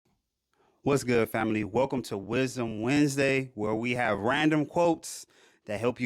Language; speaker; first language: English; native; English